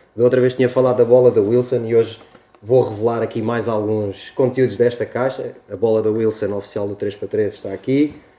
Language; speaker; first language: Portuguese; native; Portuguese